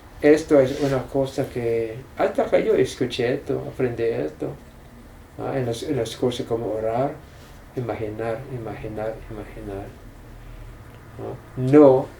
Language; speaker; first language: Spanish; non-native, fluent; English